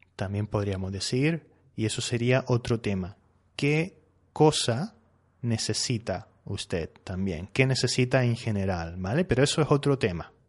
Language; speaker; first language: Spanish; native; Spanish